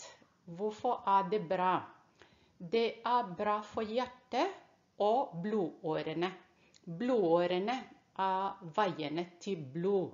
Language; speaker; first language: Norwegian; non-native, fluent; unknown